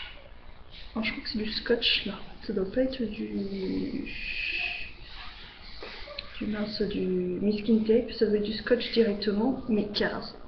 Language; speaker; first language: French; native; French